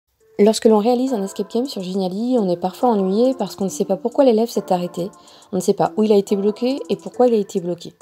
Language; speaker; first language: French; native; French